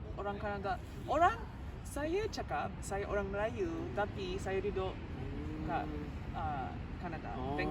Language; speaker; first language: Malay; early bilingual, heritage; English